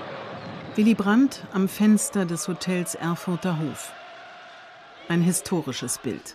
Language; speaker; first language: German; native; German